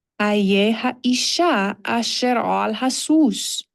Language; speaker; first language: Hebrew; non-native, learner; English